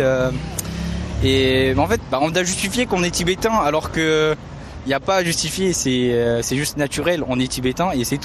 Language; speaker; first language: French; early bilingual, other home language; Tibetan